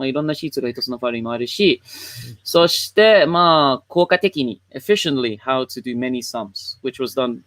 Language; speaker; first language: Japanese; non-native, learner; English